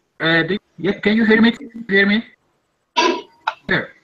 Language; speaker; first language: English; non-native, learner; Spanish